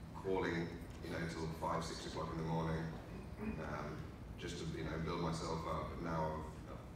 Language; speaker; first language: English; native; English